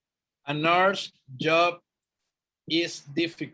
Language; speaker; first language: English; non-native, learner; Spanish